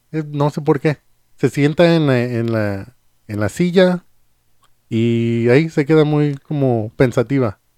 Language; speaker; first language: Spanish; early bilingual, heritage; Spanish